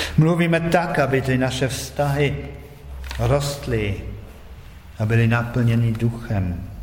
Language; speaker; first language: Czech; non-native, fluent; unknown